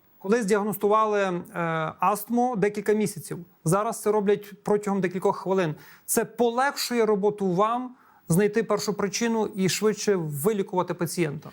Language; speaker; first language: Ukrainian; native; Ukrainian